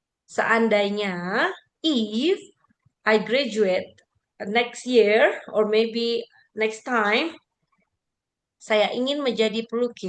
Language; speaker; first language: English; non-native, fluent; Indonesian